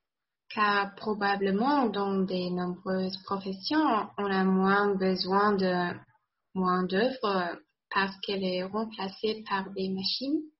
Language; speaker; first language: French; non-native, fluent; German